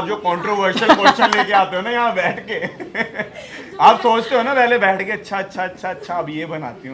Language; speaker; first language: Hindi; native; Hindi